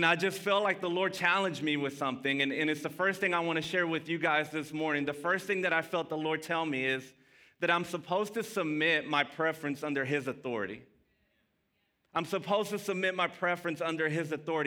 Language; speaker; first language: English; early bilingual, other home language; Spanish